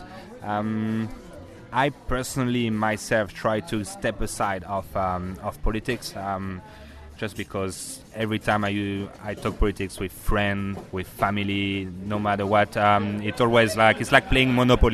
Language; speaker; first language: English; non-native, fluent; French